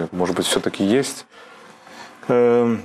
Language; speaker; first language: Russian; native; Russian